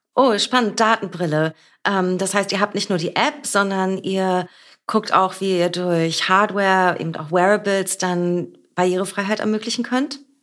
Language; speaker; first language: German; native; German